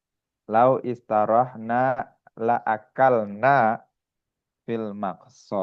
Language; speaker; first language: Arabic; non-native, fluent; Indonesian